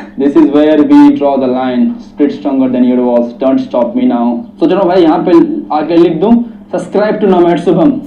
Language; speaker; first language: Hindi; native; Hindi